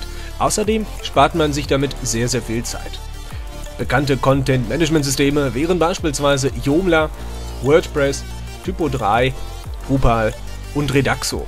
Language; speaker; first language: German; native; German